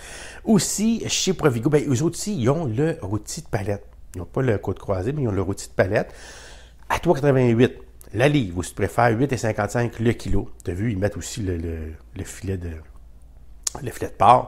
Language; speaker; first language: French; native; French